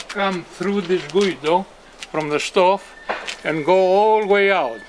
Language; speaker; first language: English; non-native, learner; Greek